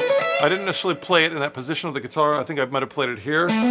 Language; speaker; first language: English; native; English